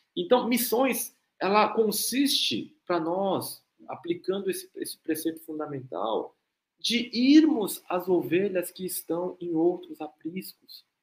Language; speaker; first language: Portuguese; non-native, fluent; Korean